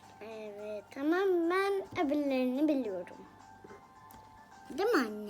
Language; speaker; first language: Turkish; early bilingual, heritage; Turkish